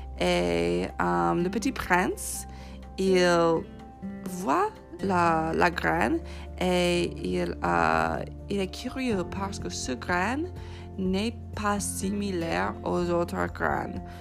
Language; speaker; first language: French; non-native, fluent; English